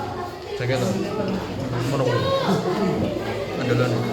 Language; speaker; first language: Indonesian; native; Indonesian